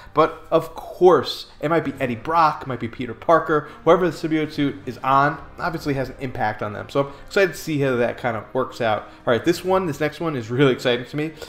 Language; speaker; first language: English; native; English